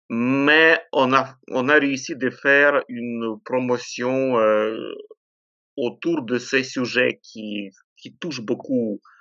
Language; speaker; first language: French; non-native, fluent; Ukrainian